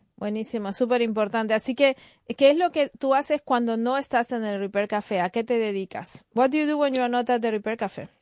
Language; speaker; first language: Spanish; native; Spanish